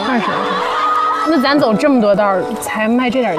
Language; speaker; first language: Chinese; native; Chinese